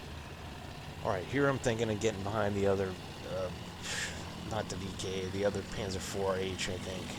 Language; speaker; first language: English; native; English